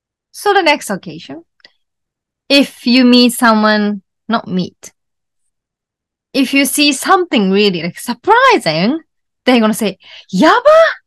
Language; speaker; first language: English; non-native, fluent; Japanese